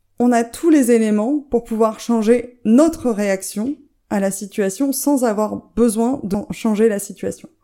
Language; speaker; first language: French; native; French